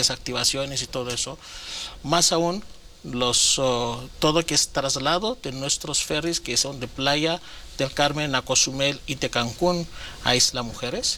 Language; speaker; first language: Spanish; non-native, fluent; Greek